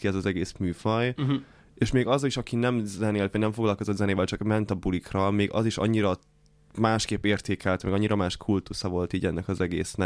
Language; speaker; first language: Hungarian; native; Hungarian